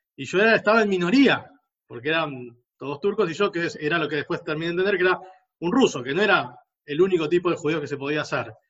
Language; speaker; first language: Spanish; native; Spanish